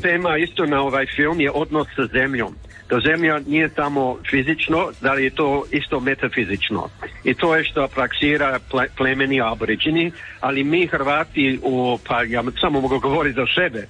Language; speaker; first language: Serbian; early bilingual, heritage; English